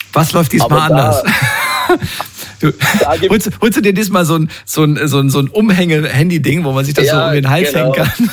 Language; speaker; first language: German; native; German